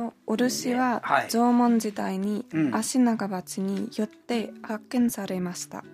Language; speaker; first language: Japanese; non-native, learner; German